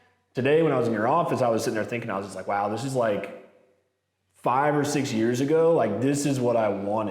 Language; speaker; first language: English; native; English